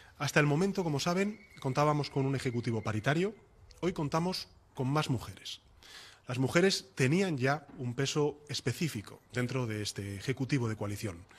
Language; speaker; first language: Spanish; native; Spanish